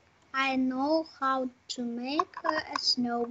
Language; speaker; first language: English; non-native, learner; Russian